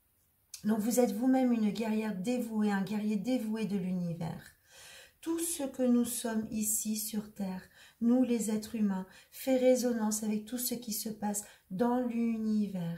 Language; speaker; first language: French; native; French